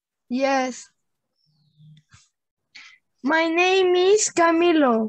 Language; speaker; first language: English; non-native, learner; Spanish